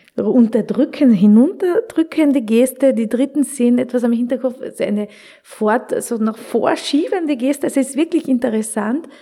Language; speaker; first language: German; native; German